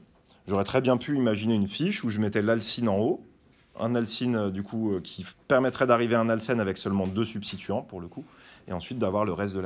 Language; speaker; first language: French; native; French